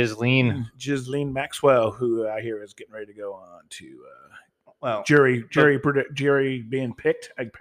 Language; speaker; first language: English; native; English